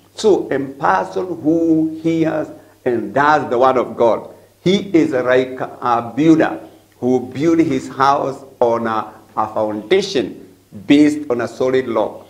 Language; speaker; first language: English; non-native, local second language; Swahili